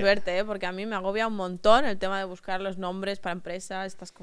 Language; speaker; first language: Spanish; native; Spanish